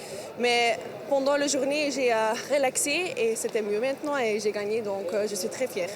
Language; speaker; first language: French; non-native, local second language; Dutch